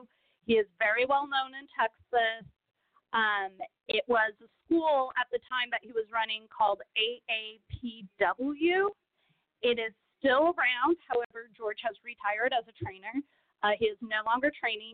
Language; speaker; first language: English; non-native, fluent; Portuguese